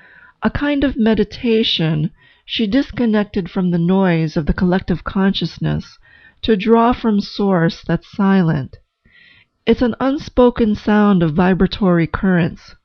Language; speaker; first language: English; native; English